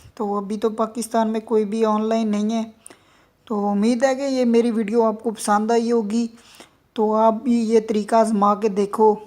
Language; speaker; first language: Urdu; non-native, local second language; Punjabi